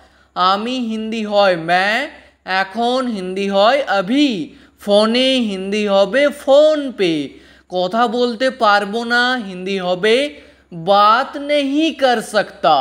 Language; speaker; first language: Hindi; non-native, local second language; Bangla